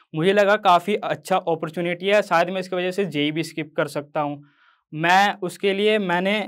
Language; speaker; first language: Hindi; native; Hindi